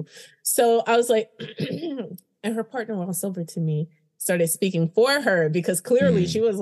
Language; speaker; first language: English; early bilingual, other home language; Haitian Creole